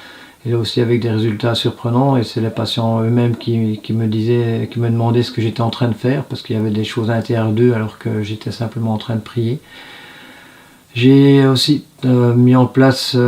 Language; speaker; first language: French; native; French